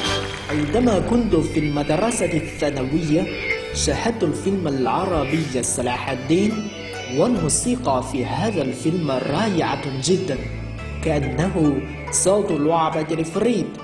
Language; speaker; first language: Arabic; non-native, learner; Chinese